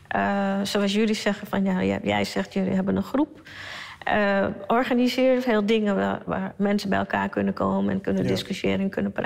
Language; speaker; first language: Dutch; early bilingual, other home language; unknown